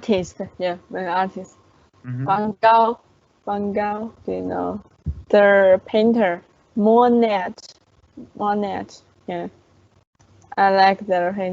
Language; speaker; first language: English; non-native, learner; Chinese